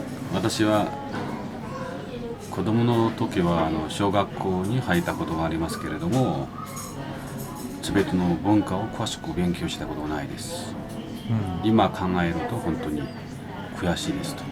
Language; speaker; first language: Japanese; non-native, fluent; Tibetan